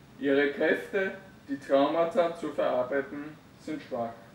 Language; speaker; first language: German; native; German